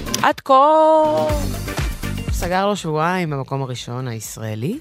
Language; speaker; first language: Hebrew; native; Hebrew